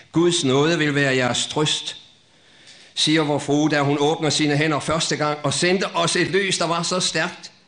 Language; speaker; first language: Danish; native; Danish